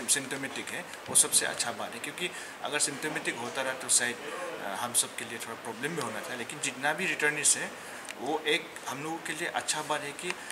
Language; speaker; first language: Hindi; non-native, local second language; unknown